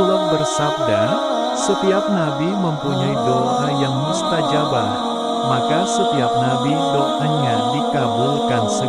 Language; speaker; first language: Indonesian; native; Indonesian